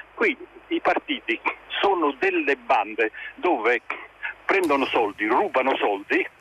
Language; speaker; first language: Italian; native; Italian